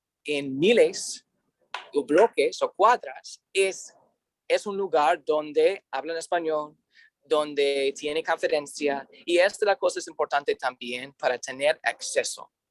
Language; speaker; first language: Spanish; non-native, learner; English